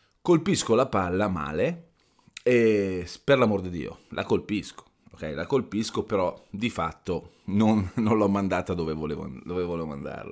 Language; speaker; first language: Italian; native; Italian